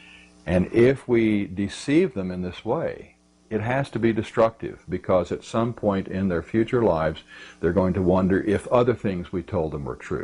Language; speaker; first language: English; native; English